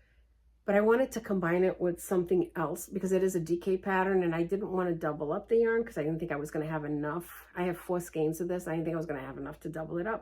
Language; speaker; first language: English; early bilingual, other home language; Portuguese